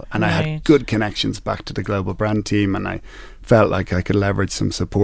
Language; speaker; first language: English; native; English